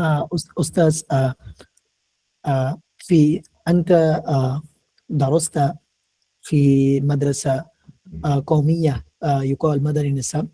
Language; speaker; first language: Arabic; non-native, learner; Bangla